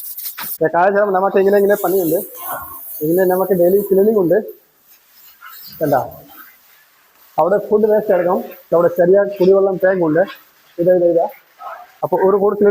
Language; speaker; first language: Malayalam; non-native, local second language; Hindi